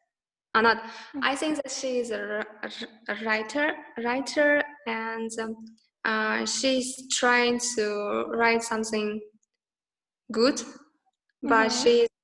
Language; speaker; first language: English; non-native, learner; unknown